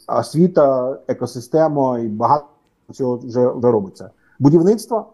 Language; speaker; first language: Ukrainian; non-native, local second language; Russian